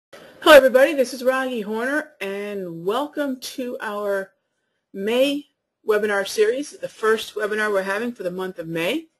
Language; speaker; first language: English; native; English